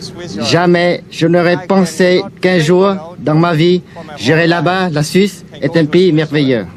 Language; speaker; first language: French; non-native, fluent; Vietnamese